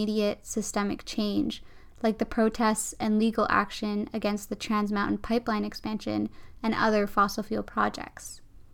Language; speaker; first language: English; native; English